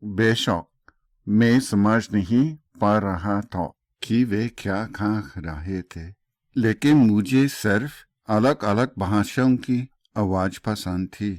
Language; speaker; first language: Hindi; non-native, fluent; English